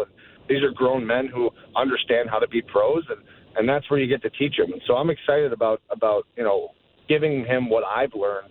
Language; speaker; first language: English; native; English